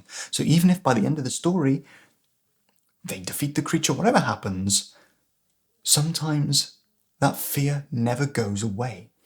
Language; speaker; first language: English; native; English